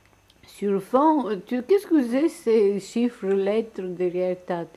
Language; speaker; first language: French; non-native, local second language; Russian